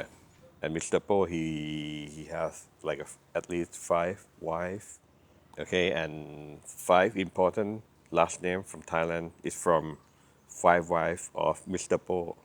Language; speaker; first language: English; non-native, learner; Thai